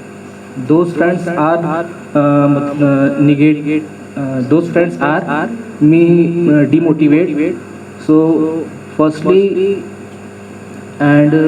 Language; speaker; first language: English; non-native, learner; Hindi